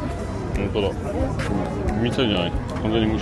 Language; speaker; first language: Japanese; non-native, learner; French